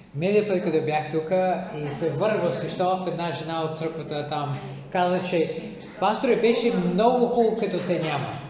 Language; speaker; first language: Bulgarian; non-native, fluent; English